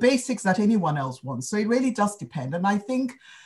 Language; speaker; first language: English; non-native, local second language; Akan